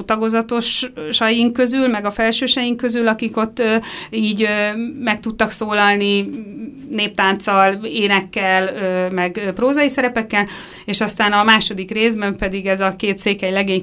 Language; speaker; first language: Hungarian; native; Hungarian